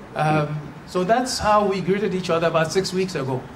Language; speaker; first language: English; non-native, local second language; Akan